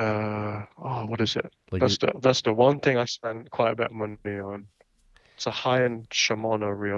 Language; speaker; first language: English; native; English